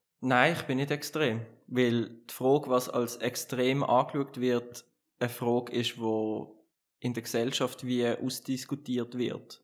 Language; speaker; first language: German; native; German